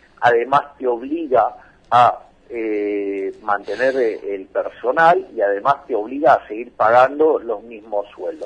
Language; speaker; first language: Spanish; native; Spanish